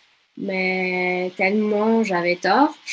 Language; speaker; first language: French; non-native, fluent; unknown